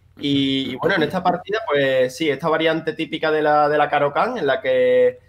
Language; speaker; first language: Spanish; native; Spanish